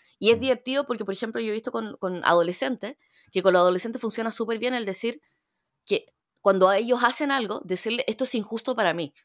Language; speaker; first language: Spanish; early bilingual, other home language; Korean